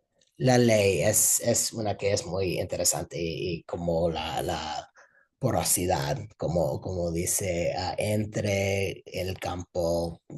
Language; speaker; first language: Spanish; non-native, fluent; English